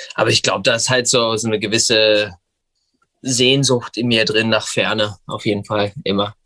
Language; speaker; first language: German; non-native, fluent; English